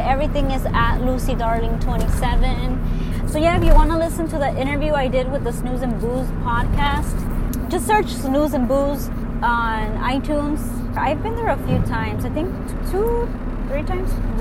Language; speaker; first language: English; early bilingual, other home language; Spanish